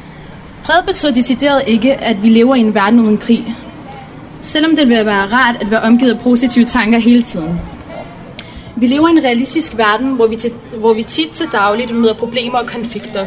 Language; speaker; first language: Danish; native; Danish